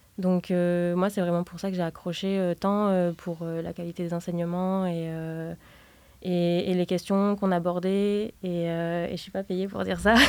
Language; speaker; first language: French; native; French